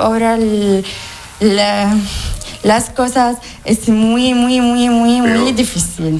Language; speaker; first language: Spanish; non-native, learner; Arabic